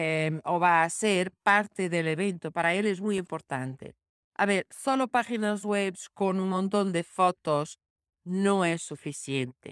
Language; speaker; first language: Spanish; non-native, fluent; Portuguese